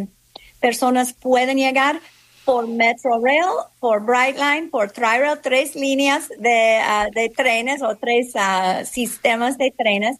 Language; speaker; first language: Spanish; non-native, fluent; English